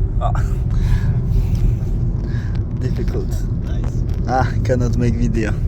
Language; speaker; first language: English; non-native, learner; Polish